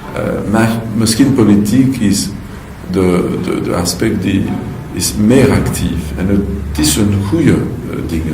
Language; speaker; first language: Dutch; non-native, local second language; French